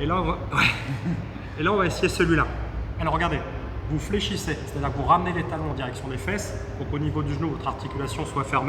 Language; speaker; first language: French; native; French